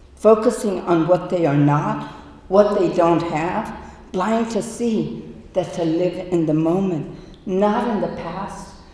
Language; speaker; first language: English; native; English